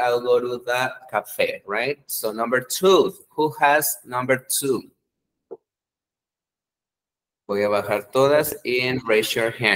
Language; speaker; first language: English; non-native, fluent; Spanish